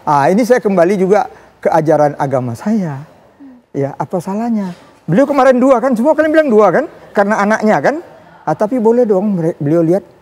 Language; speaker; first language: Indonesian; native; Indonesian